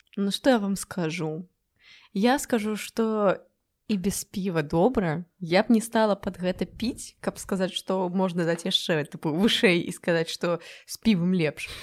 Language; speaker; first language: Belarusian; native; Belarusian